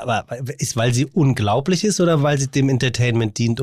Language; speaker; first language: German; native; German